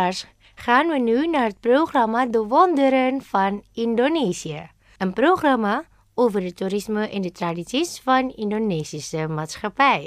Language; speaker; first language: Dutch; non-native, fluent; Indonesian